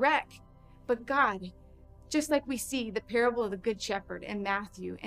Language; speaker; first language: English; native; English